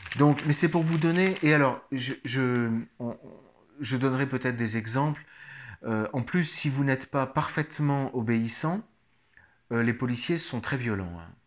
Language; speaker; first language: French; native; French